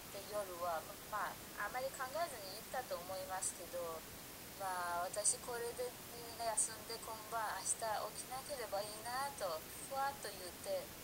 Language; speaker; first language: Japanese; non-native, fluent; Persian